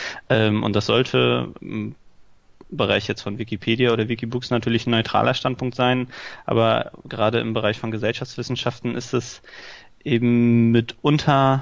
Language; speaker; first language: German; native; German